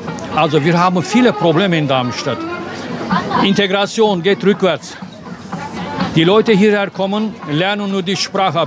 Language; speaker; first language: German; non-native, fluent; Turkish